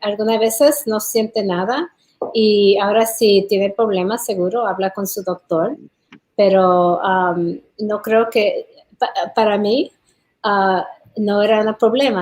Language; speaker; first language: Spanish; early bilingual, heritage; English